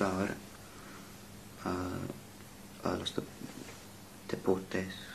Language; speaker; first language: Spanish; non-native, learner; English